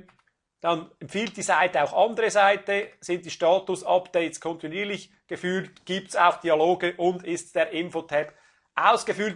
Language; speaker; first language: German; native; German